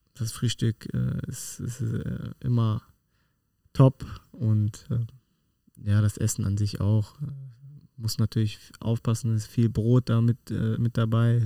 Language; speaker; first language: German; native; German